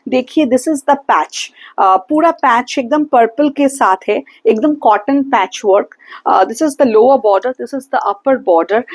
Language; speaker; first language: Hindi; non-native, local second language; Bangla